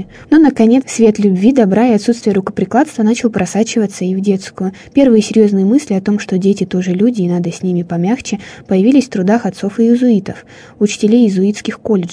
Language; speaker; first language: Russian; native; Russian